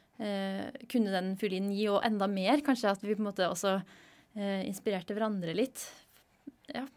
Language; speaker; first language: Norwegian; native; Norwegian